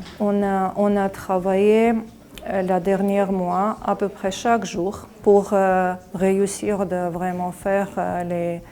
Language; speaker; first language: French; non-native, learner; Armenian